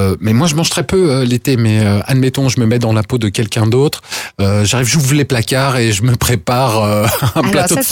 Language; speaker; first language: French; native; French